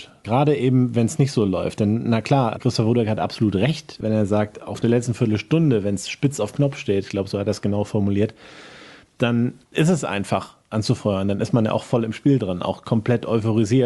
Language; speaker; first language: German; native; German